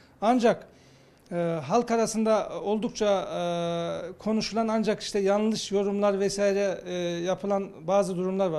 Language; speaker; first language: Turkish; native; Turkish